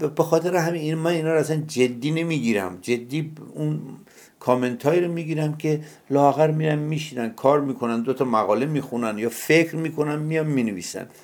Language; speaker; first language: Persian; native; Persian